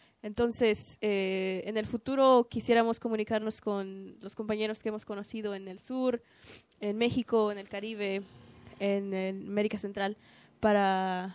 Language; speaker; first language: Spanish; early bilingual, heritage; Spanish